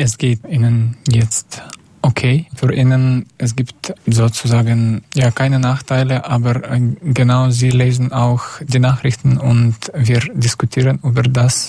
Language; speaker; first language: German; non-native, learner; Russian